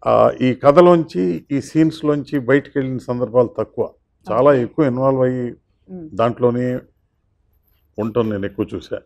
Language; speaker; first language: Telugu; native; Telugu